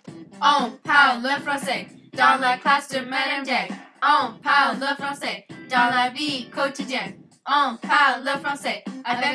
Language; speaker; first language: French; non-native, local second language; English